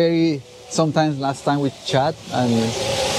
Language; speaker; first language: English; non-native, fluent; Spanish